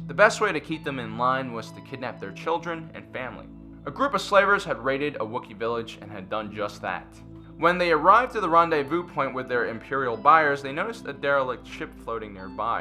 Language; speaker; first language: English; native; English